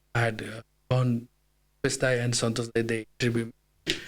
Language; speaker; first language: English; non-native, fluent; Nepali